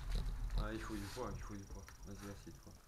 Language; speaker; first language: French; native; French